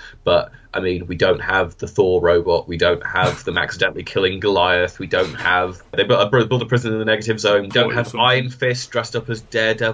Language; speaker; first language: English; native; English